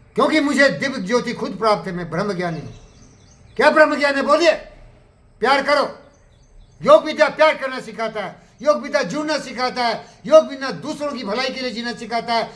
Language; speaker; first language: Hindi; native; Hindi